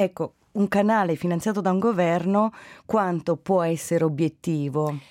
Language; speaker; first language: Italian; native; Italian